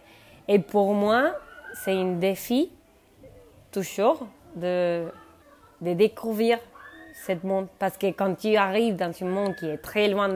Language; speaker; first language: French; non-native, fluent; Spanish